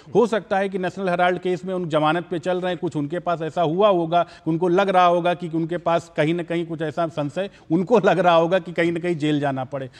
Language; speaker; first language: Hindi; native; Hindi